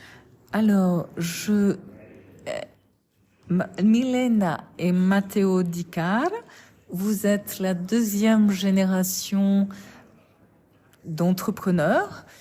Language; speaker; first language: French; native; French